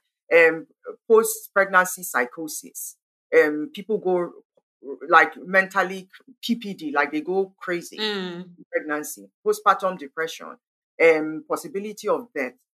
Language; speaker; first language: English; non-native, local second language; Igbo